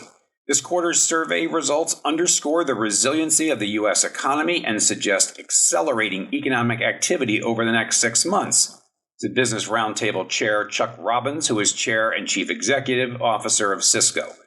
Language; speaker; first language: English; native; English